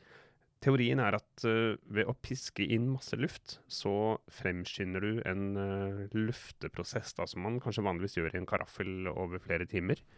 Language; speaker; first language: Norwegian; native; Norwegian